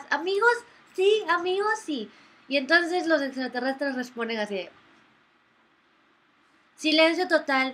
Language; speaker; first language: Spanish; native; Spanish